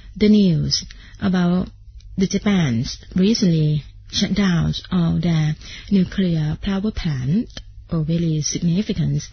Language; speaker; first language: English; non-native, fluent; Thai